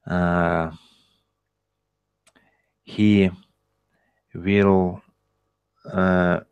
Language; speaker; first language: English; non-native, learner; Russian